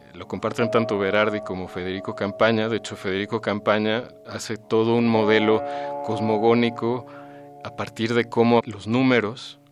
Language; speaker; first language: Spanish; native; Spanish